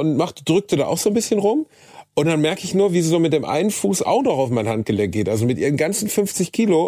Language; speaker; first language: German; native; German